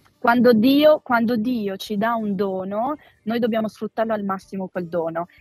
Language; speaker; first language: Italian; early bilingual, other home language; Albanian